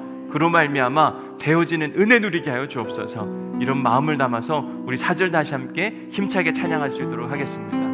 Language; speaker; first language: Korean; native; Korean